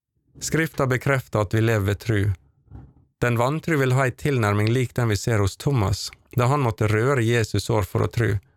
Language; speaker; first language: Norwegian; native; Norwegian